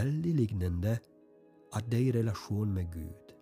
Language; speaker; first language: Norwegian; non-native, fluent; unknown